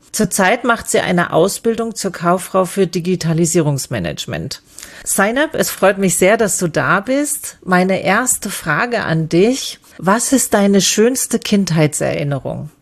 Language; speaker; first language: German; native; German